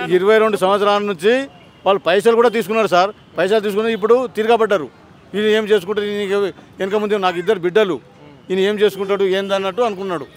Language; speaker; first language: Telugu; non-native, local second language; Lambadi